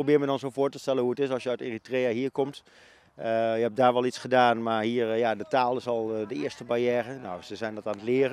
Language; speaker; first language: Dutch; native; Dutch